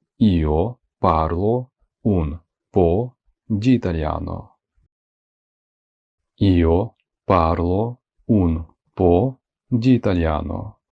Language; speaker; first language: Italian; non-native, fluent; Ukrainian